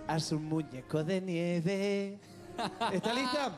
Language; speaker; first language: Spanish; native; Spanish